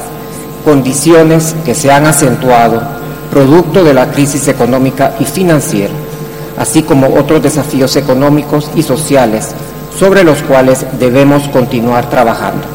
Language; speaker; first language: Spanish; native; Spanish